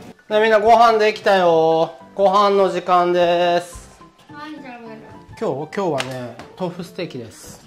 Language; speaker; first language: Japanese; native; Japanese